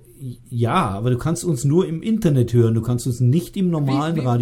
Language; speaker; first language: German; native; German